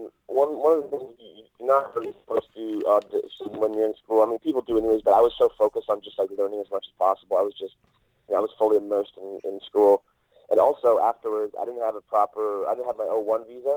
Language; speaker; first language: English; native; English